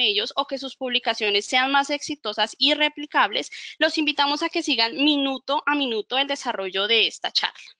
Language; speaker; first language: Spanish; native; Spanish